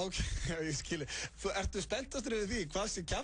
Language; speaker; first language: Icelandic; native; Icelandic